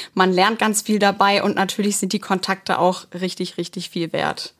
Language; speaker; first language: German; native; German